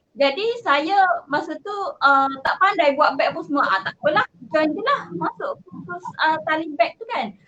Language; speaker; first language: Malay; native; Malay